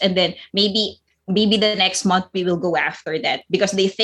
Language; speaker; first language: English; non-native, local second language; Filipino